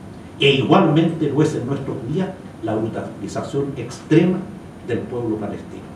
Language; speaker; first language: Spanish; native; Spanish